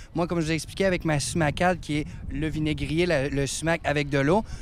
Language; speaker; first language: French; native; French